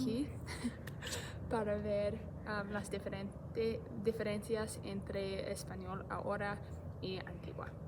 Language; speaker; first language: Spanish; non-native, learner; English